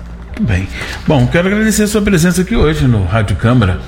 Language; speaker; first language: Portuguese; native; Portuguese